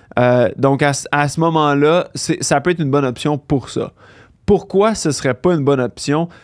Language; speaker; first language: French; native; French